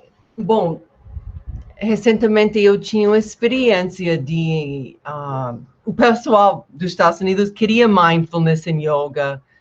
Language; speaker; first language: Portuguese; non-native, fluent; English